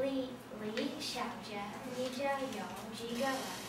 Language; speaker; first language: Chinese; non-native, learner; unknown